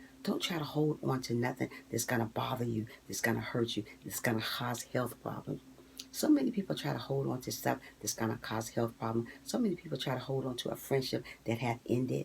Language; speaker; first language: English; native; English